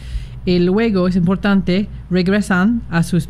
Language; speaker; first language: Spanish; non-native, learner; English